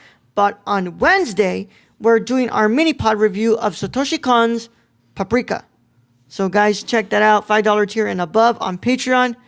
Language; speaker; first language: English; native; English